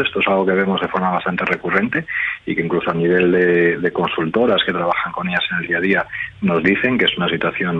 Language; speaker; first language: Spanish; native; Spanish